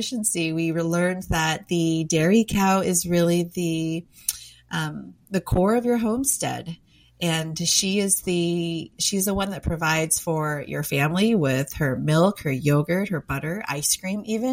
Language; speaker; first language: English; native; English